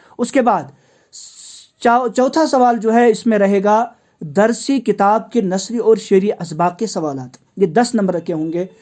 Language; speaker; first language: Urdu; non-native, local second language; Kashmiri